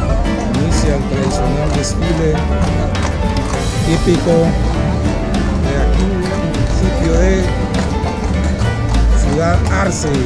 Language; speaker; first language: Spanish; native; Spanish